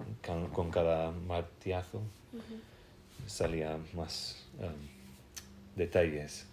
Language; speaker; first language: Spanish; non-native, fluent; English